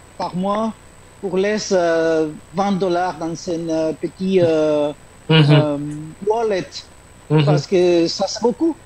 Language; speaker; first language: French; non-native, fluent; Spanish